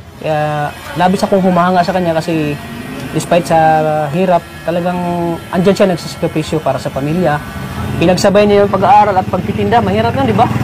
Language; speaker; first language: Filipino; non-native, local second language; Cebuano